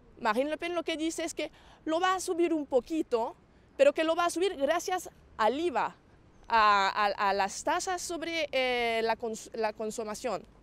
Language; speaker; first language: Spanish; non-native, fluent; French